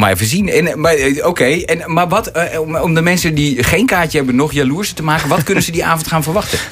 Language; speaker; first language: Dutch; native; Dutch